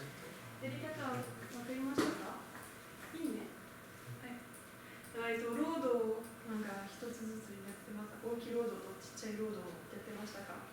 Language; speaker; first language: Japanese; non-native, learner; French